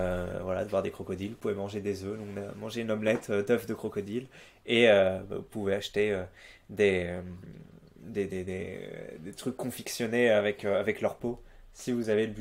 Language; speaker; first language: French; native; French